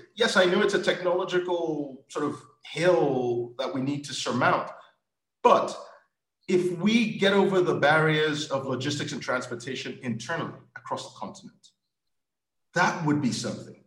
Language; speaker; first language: English; non-native, local second language; Yoruba